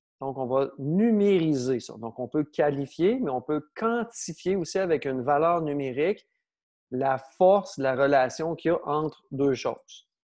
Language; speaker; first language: French; native; French